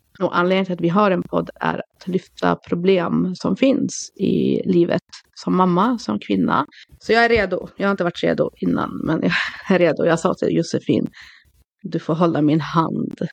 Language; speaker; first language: Swedish; early bilingual, other home language; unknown